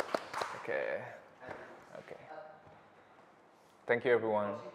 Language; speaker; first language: English; non-native, learner; Indonesian